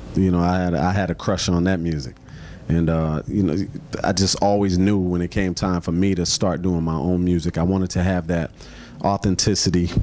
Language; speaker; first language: English; native; English